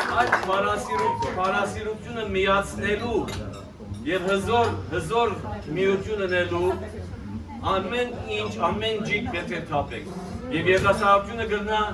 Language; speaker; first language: Armenian; early bilingual, heritage; Armenian